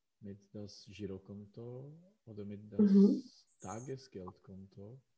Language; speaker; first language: German; non-native, learner; Czech